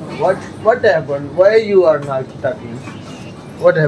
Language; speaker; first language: English; non-native, learner; Punjabi